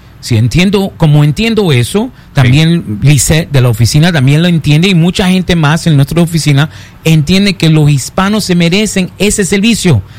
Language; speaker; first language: Spanish; early bilingual, heritage; Spanish